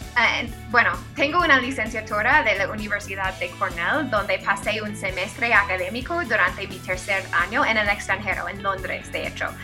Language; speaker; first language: Spanish; non-native, fluent; English